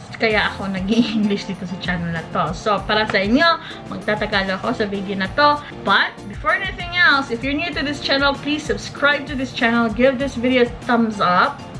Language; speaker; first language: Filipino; non-native, local second language; Cebuano